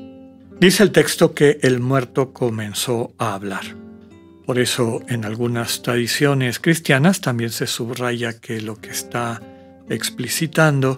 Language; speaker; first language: Spanish; native; Spanish